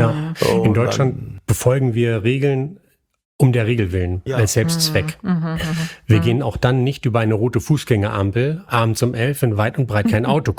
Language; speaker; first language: German; native; German